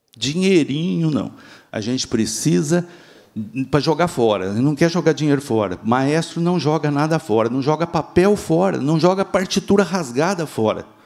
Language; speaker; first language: Portuguese; native; Portuguese